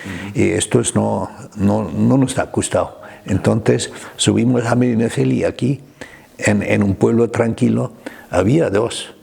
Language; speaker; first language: Spanish; non-native, fluent; German